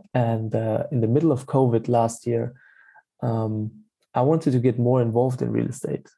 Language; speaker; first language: English; non-native, fluent; German